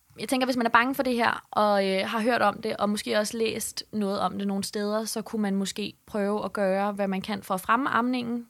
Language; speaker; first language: Danish; native; Danish